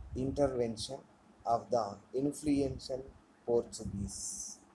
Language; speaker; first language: English; non-native, local second language; Telugu